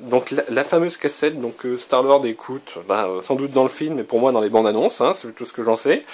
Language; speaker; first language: French; native; French